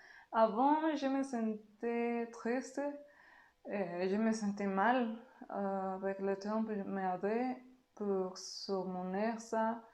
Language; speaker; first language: French; non-native, learner; Spanish